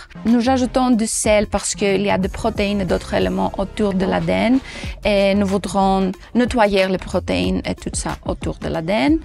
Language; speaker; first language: French; non-native, local second language; Dutch